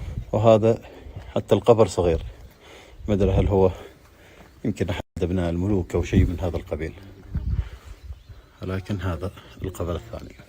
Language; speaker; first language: Arabic; native; Arabic